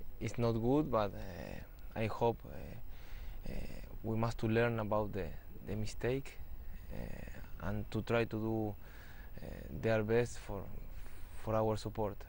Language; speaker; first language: English; non-native, fluent; Spanish